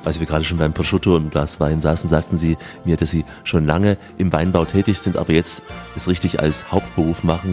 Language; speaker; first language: German; native; German